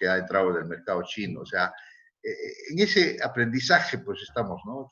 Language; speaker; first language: Spanish; native; Spanish